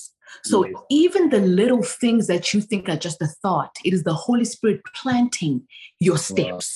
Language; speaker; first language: English; non-native, local second language; Zulu